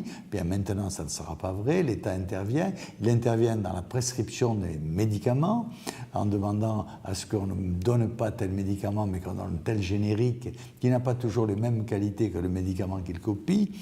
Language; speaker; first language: French; native; French